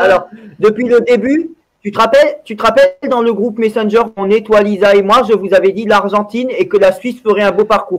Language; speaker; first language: French; native; French